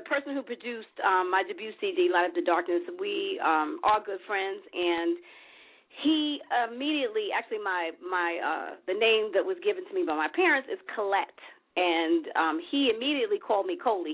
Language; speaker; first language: English; native; English